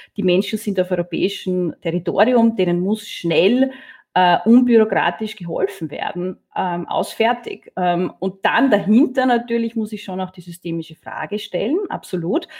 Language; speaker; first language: German; native; German